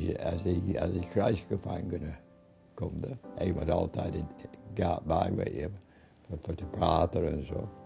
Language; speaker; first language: Dutch; non-native, learner; English